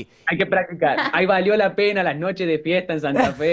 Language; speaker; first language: Spanish; native; Spanish